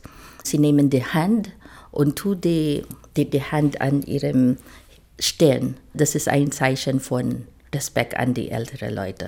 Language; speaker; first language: German; non-native, fluent; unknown